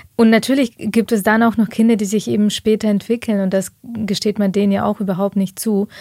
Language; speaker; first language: German; early bilingual, other home language; Ukrainian